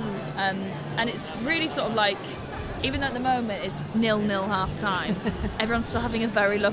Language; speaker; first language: English; native; English